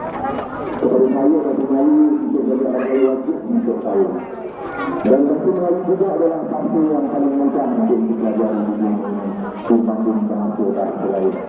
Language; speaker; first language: Malay; native; Malay